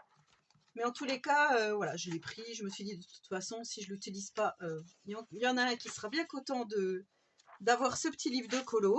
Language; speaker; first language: French; native; French